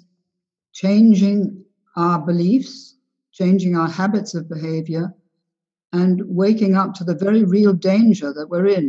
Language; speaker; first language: English; native; English